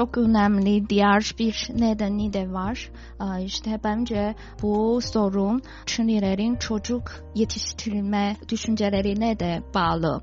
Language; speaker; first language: Turkish; non-native, fluent; Chinese